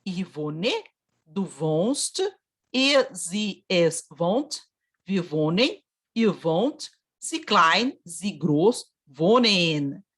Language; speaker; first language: German; non-native, fluent; Portuguese